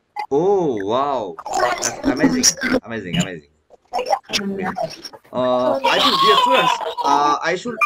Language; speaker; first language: English; non-native, learner; Marathi